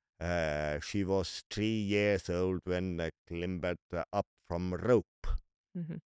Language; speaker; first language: English; non-native, learner; Estonian